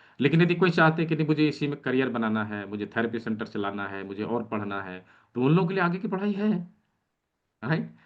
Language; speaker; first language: Hindi; native; Hindi